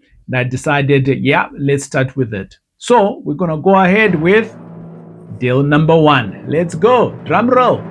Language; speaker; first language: English; non-native, local second language; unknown